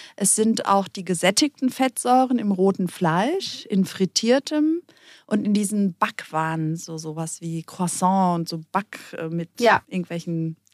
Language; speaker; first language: German; early bilingual, other home language; Greek